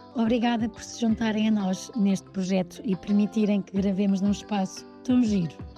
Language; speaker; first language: Portuguese; native; Portuguese